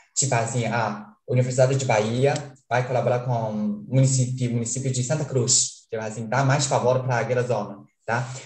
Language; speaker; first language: Portuguese; non-native, fluent; Chinese